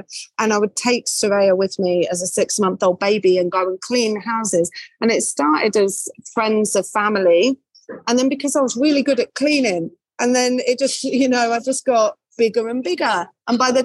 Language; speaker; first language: English; native; English